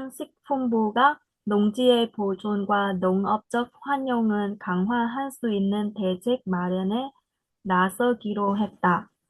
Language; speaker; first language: Korean; non-native, learner; Vietnamese